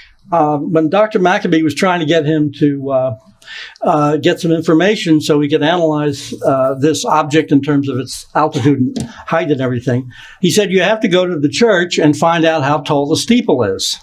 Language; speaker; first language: English; native; English